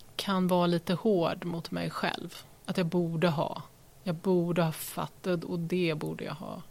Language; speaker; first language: Swedish; native; Swedish